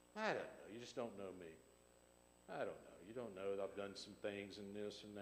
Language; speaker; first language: English; native; English